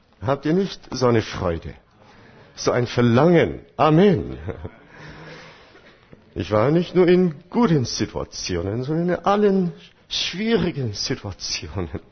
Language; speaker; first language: German; non-native, fluent; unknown